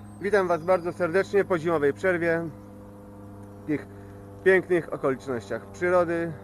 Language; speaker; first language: Polish; native; Polish